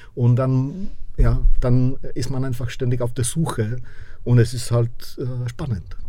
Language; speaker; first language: German; non-native, fluent; Czech